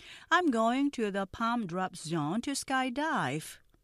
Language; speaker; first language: English; non-native, fluent; Korean